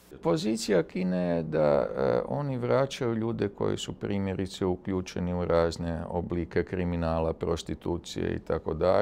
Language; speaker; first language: Serbian; native; Serbian